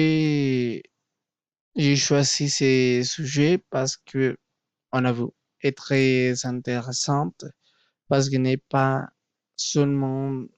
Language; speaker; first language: French; non-native, learner; Spanish